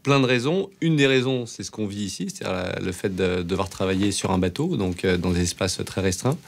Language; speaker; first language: French; native; French